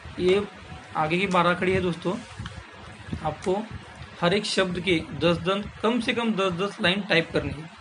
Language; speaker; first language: Hindi; non-native, local second language; Marathi